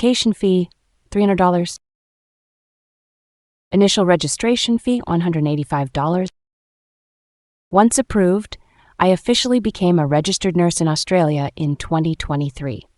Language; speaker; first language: English; non-native, local second language; Punjabi